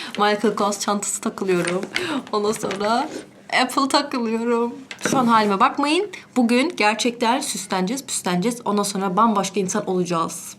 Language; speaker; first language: Turkish; early bilingual, heritage; Turkish